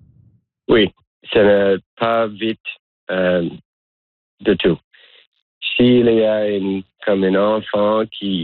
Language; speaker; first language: French; non-native, learner; English